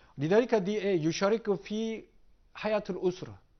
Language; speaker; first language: Egyptian Arabic; non-native, learner; Korean